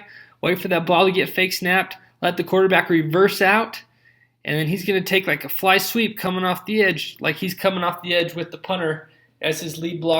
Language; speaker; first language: English; native; English